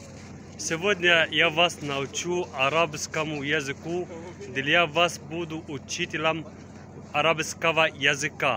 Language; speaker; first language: Russian; non-native, fluent; Arabic